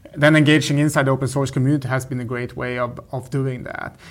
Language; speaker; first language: English; non-native, fluent; Swedish